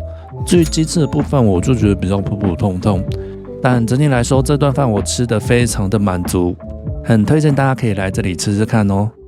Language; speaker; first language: Chinese; native; Chinese